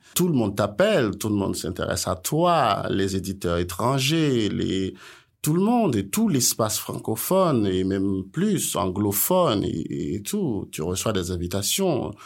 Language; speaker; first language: French; non-native, local second language; Haitian Creole